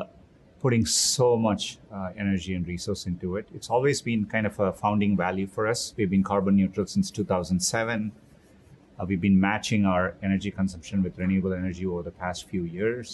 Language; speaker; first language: English; non-native, local second language; Tamil